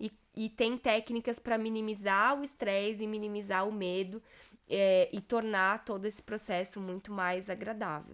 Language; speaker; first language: Portuguese; native; Portuguese